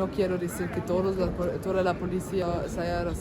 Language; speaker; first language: Spanish; non-native, fluent; German